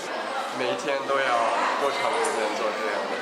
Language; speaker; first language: Chinese; early bilingual, heritage; Chinese